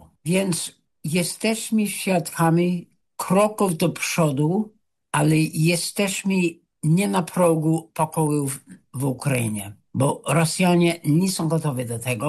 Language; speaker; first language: Polish; non-native, fluent; English